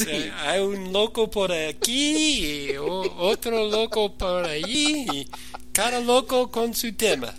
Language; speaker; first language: Spanish; non-native, learner; English